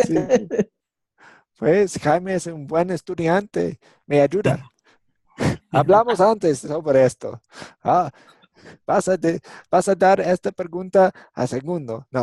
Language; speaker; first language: Spanish; non-native, fluent; English